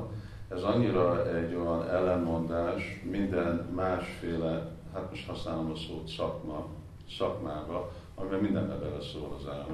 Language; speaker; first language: Hungarian; non-native, fluent; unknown